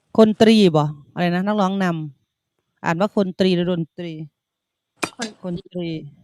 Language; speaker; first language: Thai; native; Thai